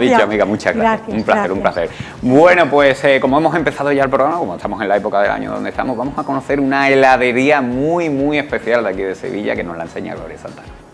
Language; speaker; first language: Spanish; native; Spanish